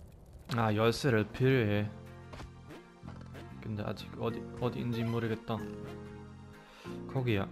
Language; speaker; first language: Korean; non-native, learner; German